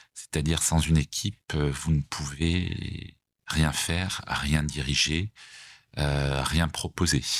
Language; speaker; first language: French; native; French